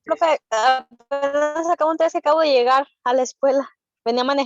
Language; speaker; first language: Spanish; native; Spanish